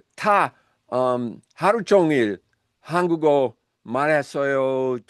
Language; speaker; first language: Korean; non-native, learner; English